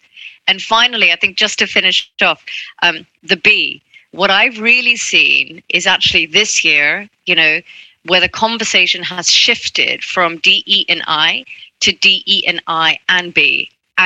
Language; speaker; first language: English; non-native, local second language; Cantonese